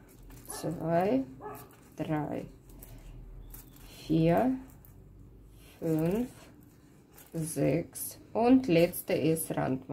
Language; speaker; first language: German; non-native, fluent; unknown